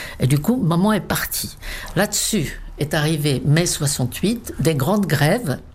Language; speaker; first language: French; non-native, fluent; Czech